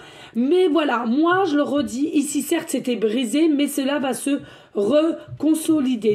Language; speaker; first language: French; native; French